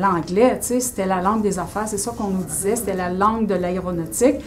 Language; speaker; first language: French; native; French